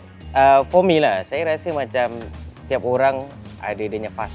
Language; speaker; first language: Malay; native; Malay